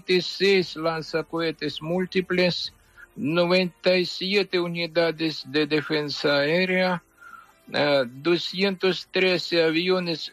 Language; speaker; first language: Spanish; non-native, fluent; Ukrainian